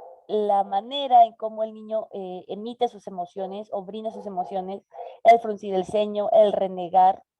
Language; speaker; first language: Spanish; native; Spanish